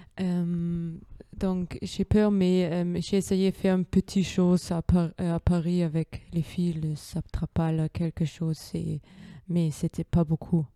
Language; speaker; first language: French; non-native, learner; German